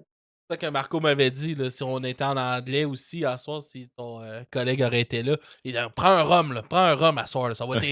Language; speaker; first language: French; native; French